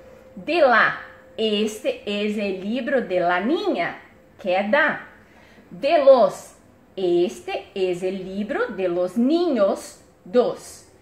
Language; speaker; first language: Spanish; non-native, fluent; Portuguese